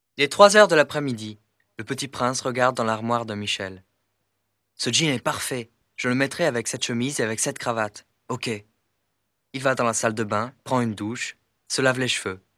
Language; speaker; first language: French; native; French